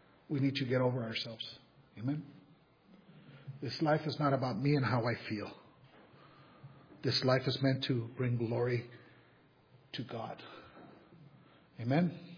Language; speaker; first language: English; native; English